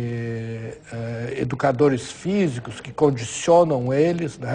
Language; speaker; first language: Portuguese; native; Portuguese